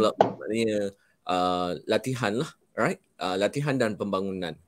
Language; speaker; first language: Malay; native; Malay